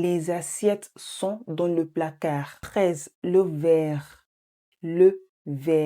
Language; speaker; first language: French; non-native, fluent; English